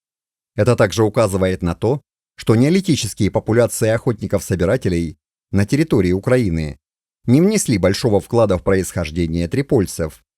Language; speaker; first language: Russian; native; Russian